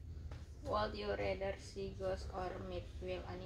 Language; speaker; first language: English; non-native, learner; Indonesian